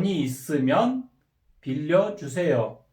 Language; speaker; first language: Korean; non-native, fluent; Kyrgyz